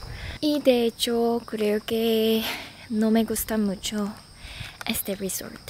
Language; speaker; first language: Spanish; non-native, fluent; Korean